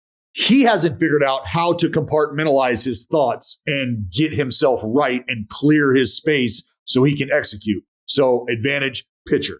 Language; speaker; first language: English; native; English